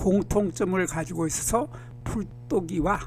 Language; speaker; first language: Korean; native; Korean